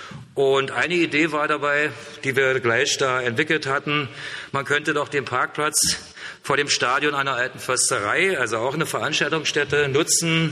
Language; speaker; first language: German; native; German